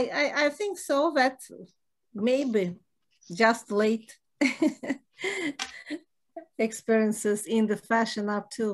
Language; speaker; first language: English; non-native, learner; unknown